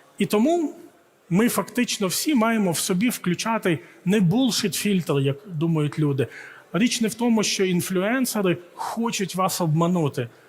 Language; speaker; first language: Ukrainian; early bilingual, heritage; Ukrainian